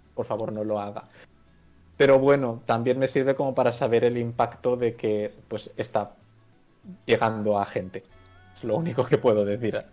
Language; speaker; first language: Spanish; native; Spanish